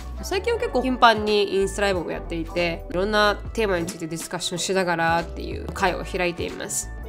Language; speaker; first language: Japanese; native; Japanese